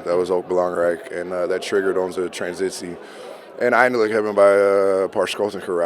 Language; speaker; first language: Dutch; non-native, learner; English